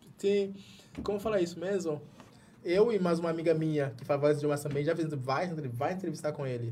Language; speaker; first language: Portuguese; non-native, fluent; Jamaican Creole English